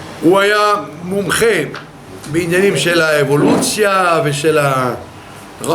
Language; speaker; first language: Hebrew; non-native, fluent; French